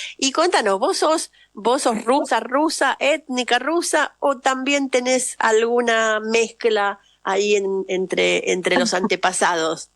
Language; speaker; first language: Spanish; native; Spanish